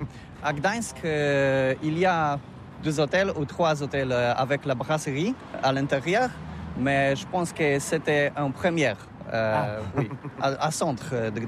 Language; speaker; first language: French; non-native, learner; Polish